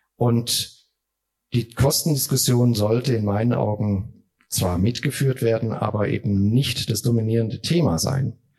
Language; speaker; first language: German; native; German